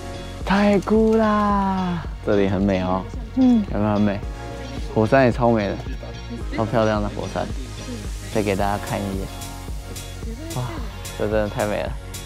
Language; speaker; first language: Chinese; native; Chinese